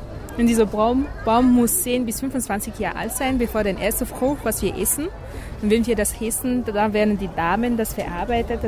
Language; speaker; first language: German; non-native, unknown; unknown